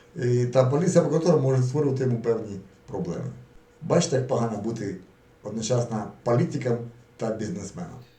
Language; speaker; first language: Ukrainian; native; Ukrainian